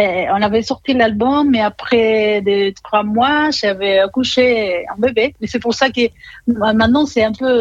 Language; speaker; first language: French; non-native, fluent; Spanish